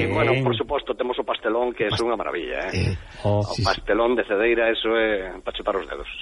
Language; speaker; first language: Galician; native; Galician